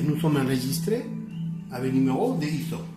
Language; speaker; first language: French; non-native, learner; Spanish